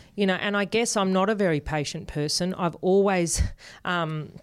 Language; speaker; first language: English; non-native, local second language; Spanish